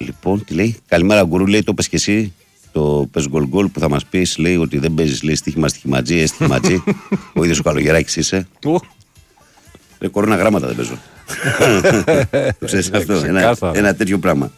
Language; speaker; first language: Greek; native; Greek